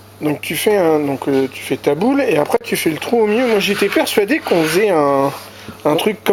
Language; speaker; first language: French; native; French